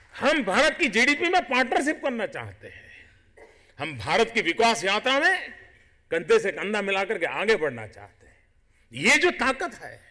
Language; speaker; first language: Hindi; non-native, local second language; Gujarati